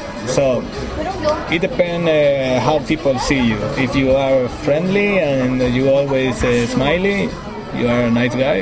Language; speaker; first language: English; non-native, learner; Spanish